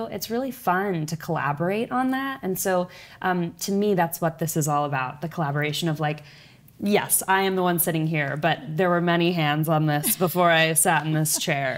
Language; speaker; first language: English; native; English